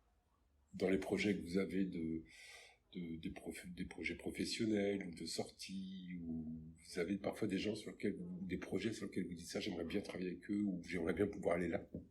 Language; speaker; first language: French; native; French